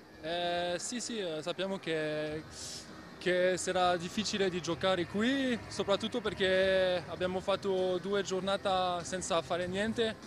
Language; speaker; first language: Italian; non-native, learner; French